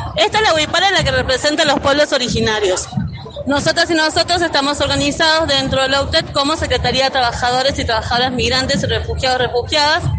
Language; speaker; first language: Spanish; native; Spanish